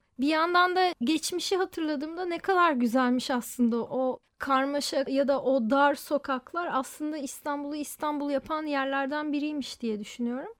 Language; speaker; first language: Turkish; native; Turkish